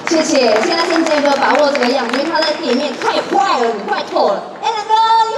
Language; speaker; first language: Chinese; native; Chinese